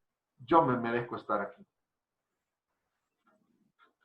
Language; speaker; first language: Spanish; native; Spanish